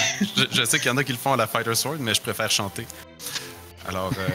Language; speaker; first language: French; native; French